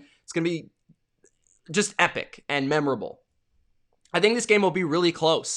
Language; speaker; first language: English; native; English